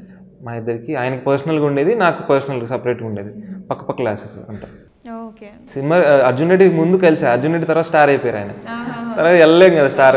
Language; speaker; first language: Telugu; native; Telugu